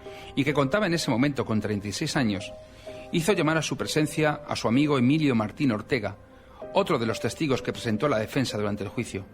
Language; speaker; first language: Spanish; native; Spanish